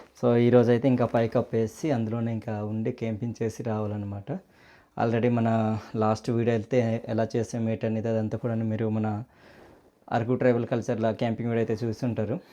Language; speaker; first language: Telugu; non-native, local second language; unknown